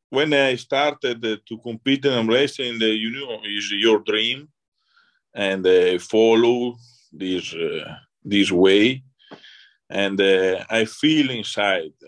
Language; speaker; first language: English; non-native, learner; Italian